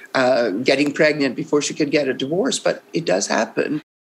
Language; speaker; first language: English; non-native, fluent; Italian